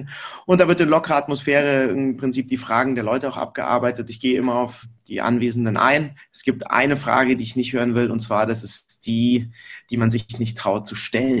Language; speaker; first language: German; native; German